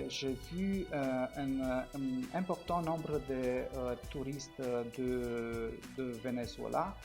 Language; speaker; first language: French; non-native, fluent; Romanian